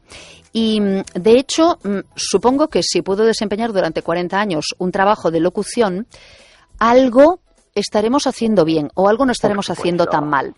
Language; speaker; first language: Spanish; native; Spanish